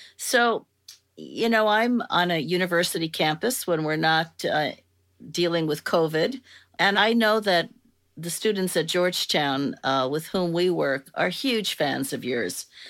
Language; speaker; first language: English; native; English